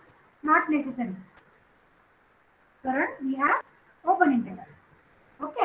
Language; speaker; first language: English; non-native, local second language; Marathi